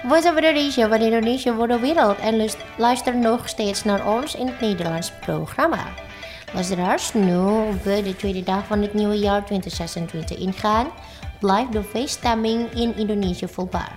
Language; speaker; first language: Dutch; non-native, fluent; Indonesian